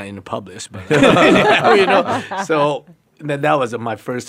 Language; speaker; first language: English; non-native, learner; Japanese